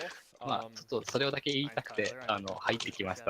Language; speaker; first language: Japanese; native; Japanese